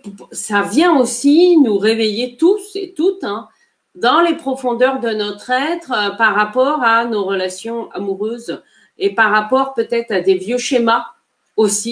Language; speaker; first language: French; native; French